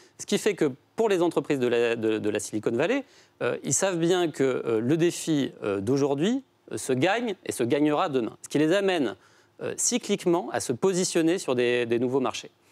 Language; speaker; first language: French; native; French